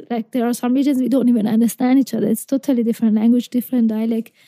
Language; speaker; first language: English; non-native, fluent; Persian